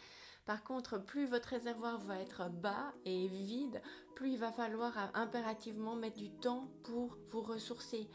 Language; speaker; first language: French; native; French